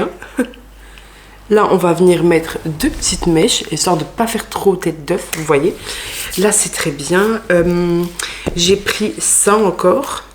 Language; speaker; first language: French; native; French